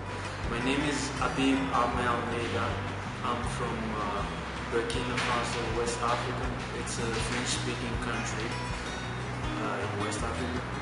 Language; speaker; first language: English; non-native, local second language; French